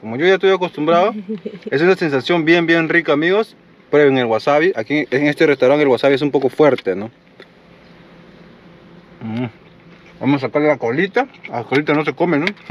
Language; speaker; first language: Spanish; native; Spanish